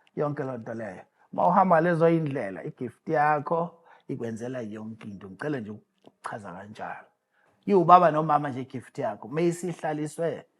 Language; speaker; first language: Zulu; native; Zulu